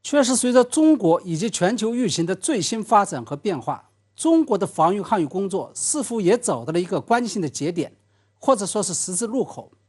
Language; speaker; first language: Chinese; native; Chinese